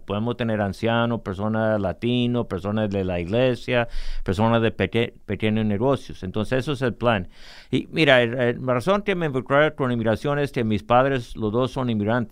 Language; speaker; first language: Spanish; early bilingual, heritage; English